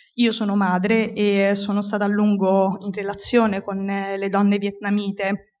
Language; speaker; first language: Italian; native; Italian